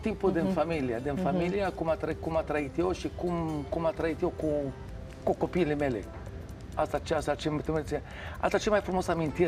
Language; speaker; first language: Romanian; non-native, learner; Hebrew